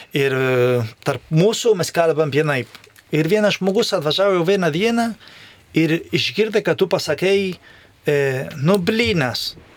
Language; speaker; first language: Lithuanian; non-native, fluent; Spanish